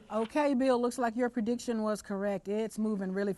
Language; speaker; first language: English; native; English